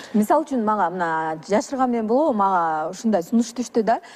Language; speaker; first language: Kyrgyz; native; Kyrgyz